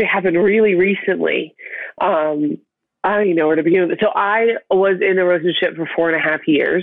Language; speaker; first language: English; native; English